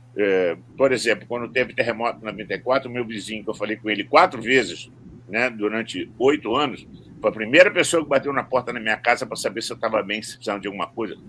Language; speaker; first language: Portuguese; native; Portuguese